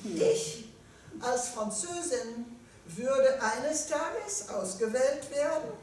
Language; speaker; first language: German; non-native, fluent; French